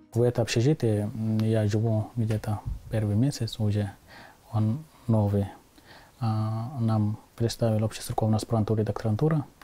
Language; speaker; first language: Russian; non-native, fluent; Arabic